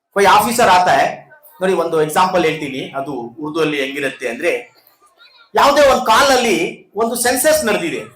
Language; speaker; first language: Kannada; non-native, local second language; Urdu